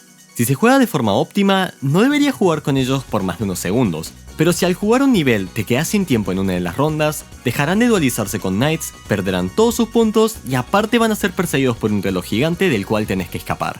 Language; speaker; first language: Spanish; native; Spanish